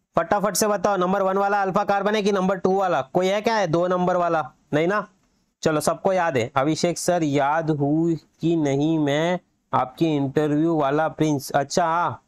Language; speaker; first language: Hindi; native; Hindi